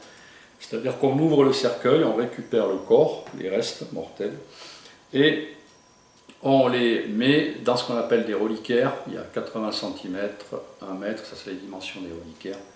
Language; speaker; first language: French; native; French